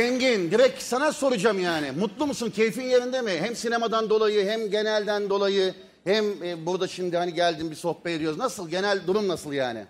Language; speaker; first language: Turkish; native; Turkish